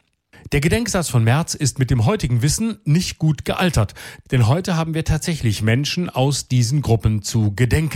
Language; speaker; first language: German; native; German